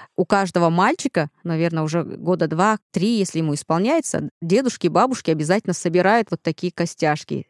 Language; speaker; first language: Russian; non-native, local second language; Kazakh